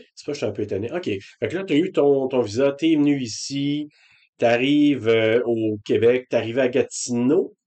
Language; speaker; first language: French; native; French